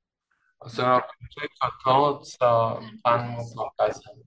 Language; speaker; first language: Polish; non-native, learner; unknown